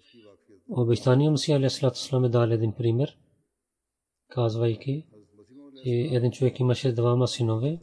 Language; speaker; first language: Bulgarian; non-native, learner; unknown